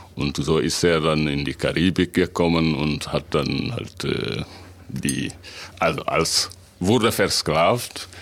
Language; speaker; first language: German; non-native, fluent; Wolof